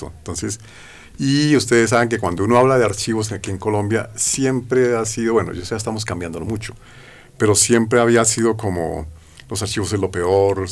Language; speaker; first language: Spanish; native; Spanish